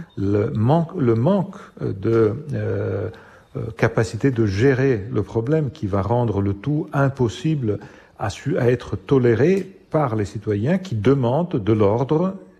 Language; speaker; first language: French; non-native, fluent; Italian